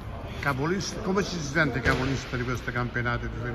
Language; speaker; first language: Italian; native; Italian